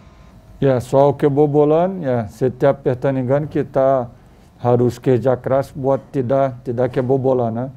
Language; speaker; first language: Indonesian; non-native, fluent; Portuguese